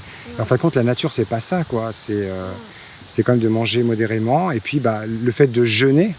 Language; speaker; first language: French; native; French